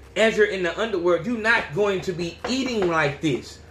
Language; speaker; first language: English; native; English